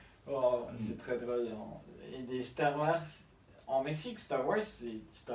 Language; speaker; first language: French; non-native, learner; Spanish